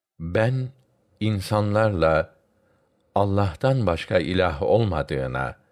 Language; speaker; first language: Turkish; native; Turkish